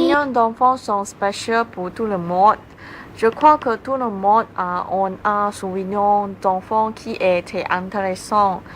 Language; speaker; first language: French; non-native, learner; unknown